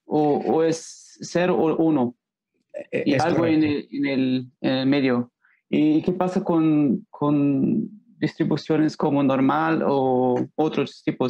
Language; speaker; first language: Spanish; non-native, learner; Portuguese